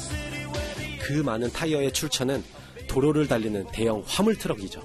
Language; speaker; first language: Korean; native; Korean